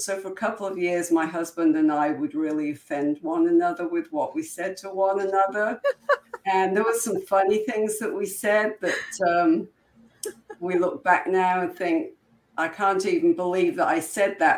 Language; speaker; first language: English; native; English